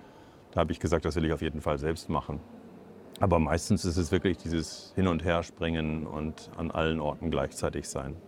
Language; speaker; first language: German; native; German